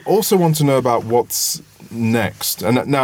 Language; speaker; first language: English; non-native, local second language; Yoruba